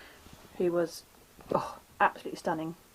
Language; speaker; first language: English; native; English